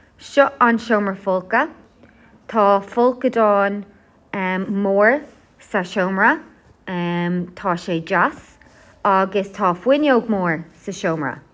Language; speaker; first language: Irish; non-native, local second language; English